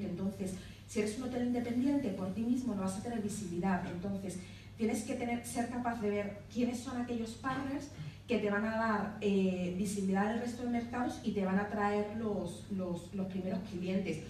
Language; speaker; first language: Spanish; native; Spanish